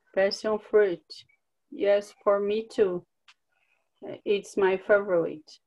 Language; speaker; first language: English; non-native, learner; Portuguese